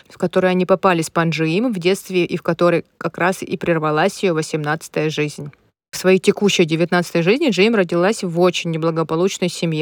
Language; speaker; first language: Russian; native; Russian